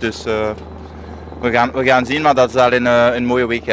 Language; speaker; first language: Dutch; non-native, local second language; French